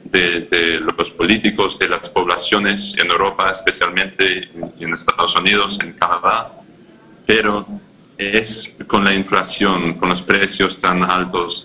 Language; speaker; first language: Spanish; non-native, fluent; English